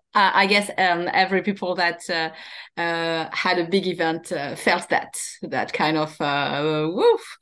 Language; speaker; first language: English; non-native, fluent; French